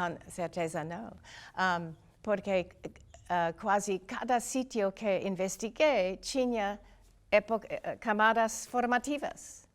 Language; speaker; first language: Portuguese; non-native, fluent; English